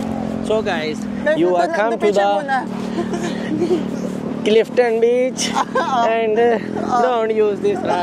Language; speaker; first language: English; non-native, learner; Urdu